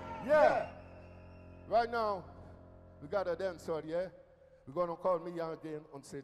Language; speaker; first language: English; non-native, fluent; Seselwa Creole French